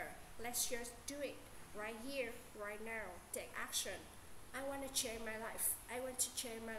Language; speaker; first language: English; non-native, learner; Vietnamese